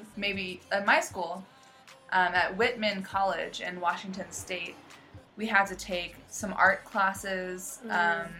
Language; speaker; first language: English; native; English